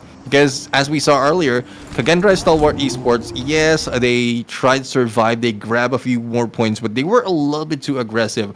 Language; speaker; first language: English; non-native, local second language; Filipino